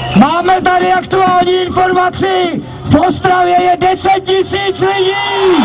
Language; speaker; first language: Czech; native; Czech